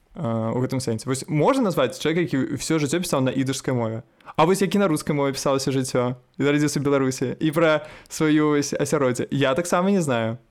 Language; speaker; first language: Belarusian; native; Belarusian